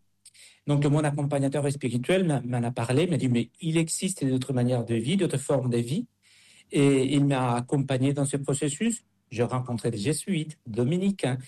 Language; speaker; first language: French; non-native, fluent; Spanish